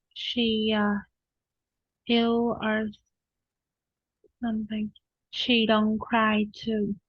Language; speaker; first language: English; non-native, learner; Vietnamese